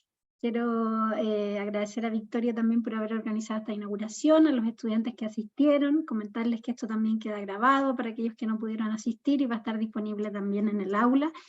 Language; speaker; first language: Spanish; native; Spanish